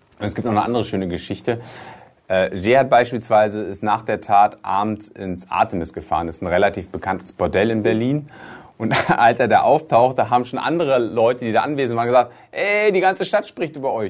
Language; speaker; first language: German; native; German